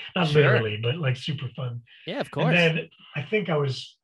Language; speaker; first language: English; native; English